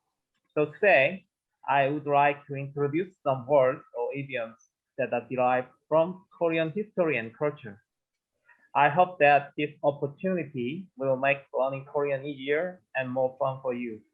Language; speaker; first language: English; non-native, learner; Korean